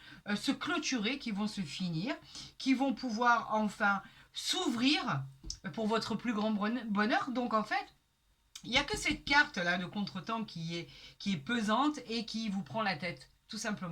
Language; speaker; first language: French; native; French